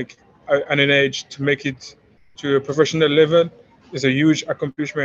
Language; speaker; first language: English; non-native, fluent; French